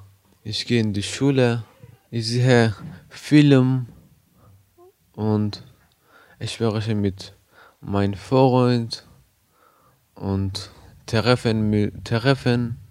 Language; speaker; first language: German; non-native, learner; Persian